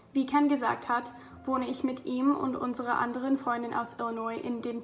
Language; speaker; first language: German; early bilingual, heritage; German